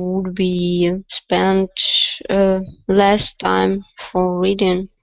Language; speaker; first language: English; non-native, learner; Russian